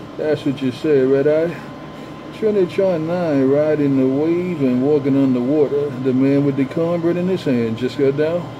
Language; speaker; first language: English; native; English